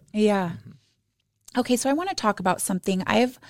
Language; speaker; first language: English; native; English